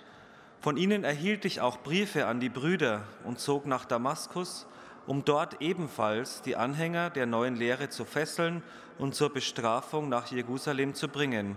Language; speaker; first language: German; native; German